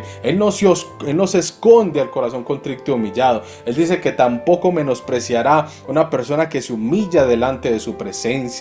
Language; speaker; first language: Spanish; native; Spanish